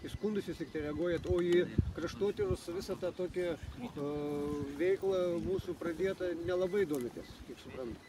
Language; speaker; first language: Lithuanian; native; Lithuanian